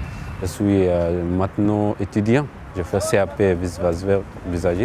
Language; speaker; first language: French; non-native, learner; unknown